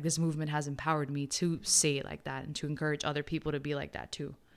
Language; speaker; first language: English; early bilingual, other home language; Spanish